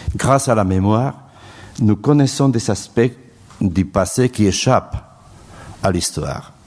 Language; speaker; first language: French; non-native, fluent; Spanish